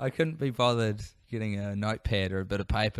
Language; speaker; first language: English; native; English